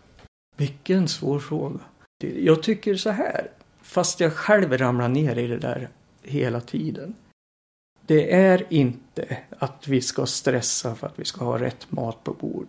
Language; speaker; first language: Swedish; native; Swedish